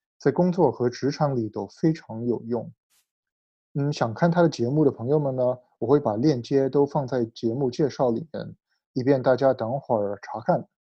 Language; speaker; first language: Chinese; early bilingual, heritage; Chinese